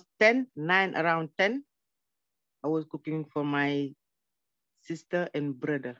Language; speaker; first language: English; non-native, learner; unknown